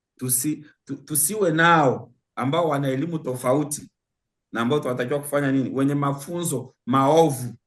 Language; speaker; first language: Swahili; native; Swahili